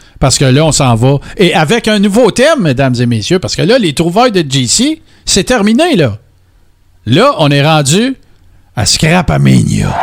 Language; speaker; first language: French; native; French